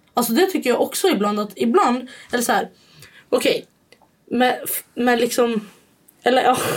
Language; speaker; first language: Swedish; early bilingual, other home language; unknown